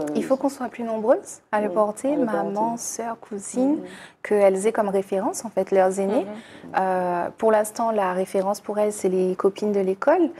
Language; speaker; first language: French; native; French